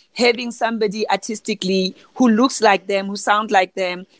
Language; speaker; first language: English; non-native, local second language; Southern Sotho